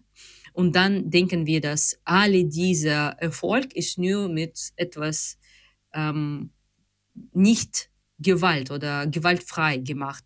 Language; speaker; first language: German; non-native, fluent; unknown